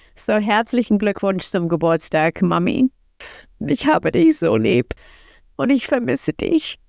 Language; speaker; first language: German; early bilingual, heritage; German